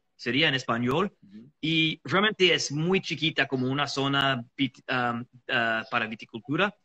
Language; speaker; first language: Spanish; non-native, fluent; English